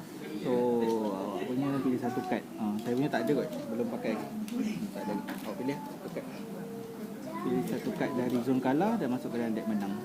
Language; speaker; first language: Malay; native; Malay